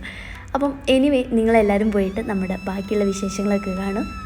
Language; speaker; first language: Malayalam; native; Malayalam